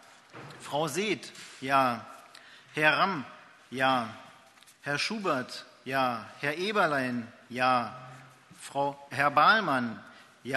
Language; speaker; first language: German; native; German